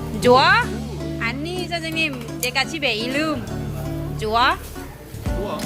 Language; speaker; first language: Korean; non-native, learner; Thai